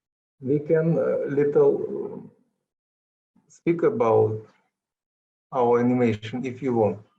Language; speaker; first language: English; non-native, learner; Russian